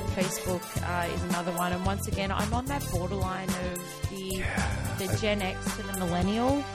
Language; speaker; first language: English; native; English